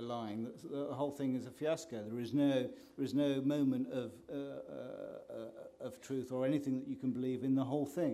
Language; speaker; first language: English; native; English